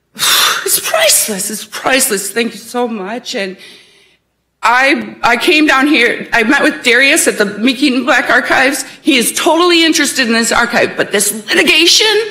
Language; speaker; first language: English; native; English